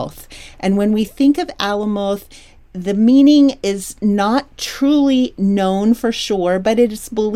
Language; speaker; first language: English; native; English